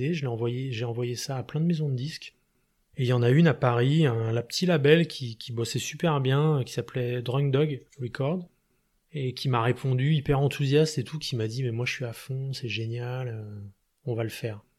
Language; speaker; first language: French; native; French